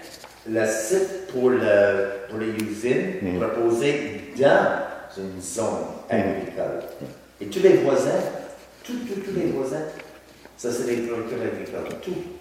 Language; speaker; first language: French; non-native, learner; English